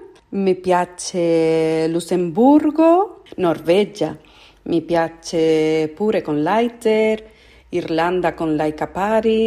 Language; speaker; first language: Italian; non-native, fluent; Spanish